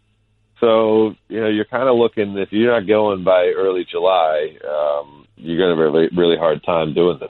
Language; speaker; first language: English; native; English